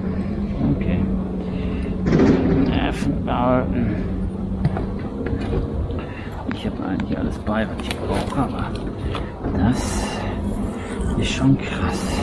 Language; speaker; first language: German; native; German